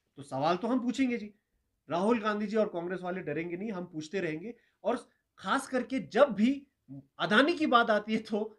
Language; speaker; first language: Hindi; non-native, local second language; Ladakhi